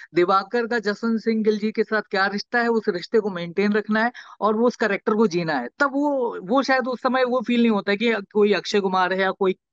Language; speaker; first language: Hindi; native; Hindi